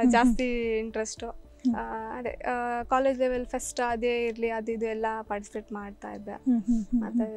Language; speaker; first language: Kannada; native; Kannada